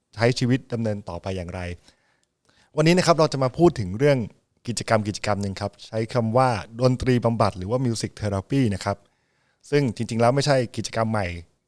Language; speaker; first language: Thai; native; Thai